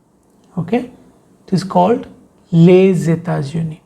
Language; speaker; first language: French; non-native, fluent; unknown